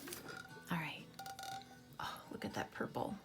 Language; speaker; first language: English; native; English